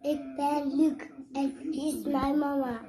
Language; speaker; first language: Dutch; early bilingual, other home language; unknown